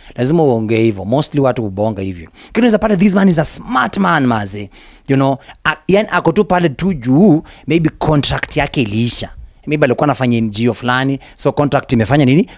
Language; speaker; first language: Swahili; non-native, local second language; Luyia